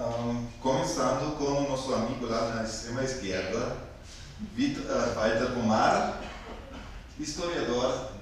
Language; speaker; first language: Portuguese; non-native, fluent; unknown